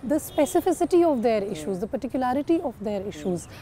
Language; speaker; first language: English; non-native, local second language; Kashmiri